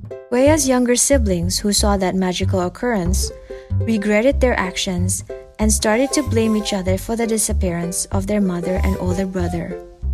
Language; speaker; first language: English; non-native, fluent; Indonesian